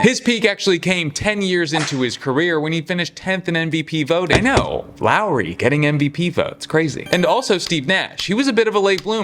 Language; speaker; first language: English; native; English